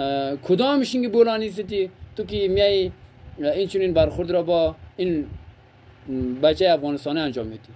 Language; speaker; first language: Persian; native; Persian